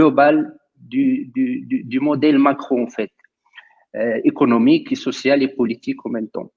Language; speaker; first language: French; non-native, local second language; Arabic